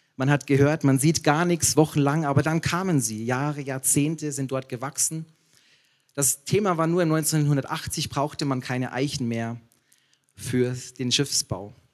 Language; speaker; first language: German; native; German